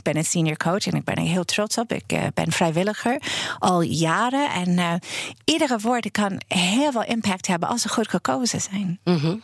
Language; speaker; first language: Dutch; non-native, fluent; English